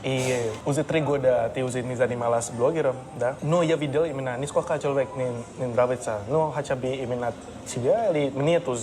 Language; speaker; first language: Russian; non-native, learner; Indonesian